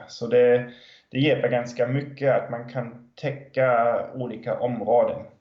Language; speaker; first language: Swedish; non-native, fluent; German